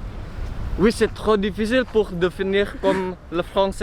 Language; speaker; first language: French; non-native, learner; Indonesian